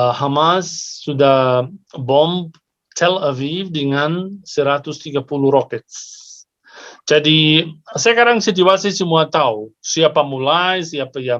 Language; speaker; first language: Indonesian; non-native, fluent; Arabic